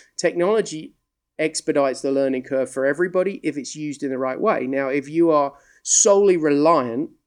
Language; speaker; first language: English; native; English